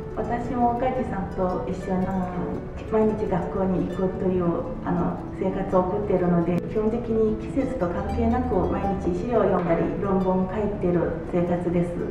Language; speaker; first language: Japanese; non-native, fluent; Chinese